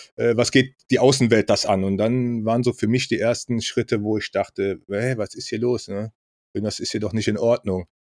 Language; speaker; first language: German; native; German